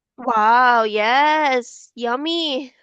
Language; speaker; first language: English; non-native, fluent; Filipino